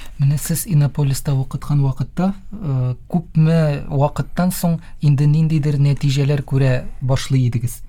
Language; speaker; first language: Tatar; native; Tatar